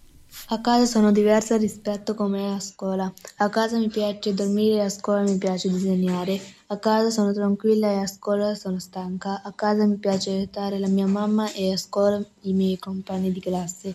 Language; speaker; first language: Italian; non-native, learner; Urdu